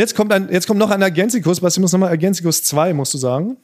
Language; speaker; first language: German; native; German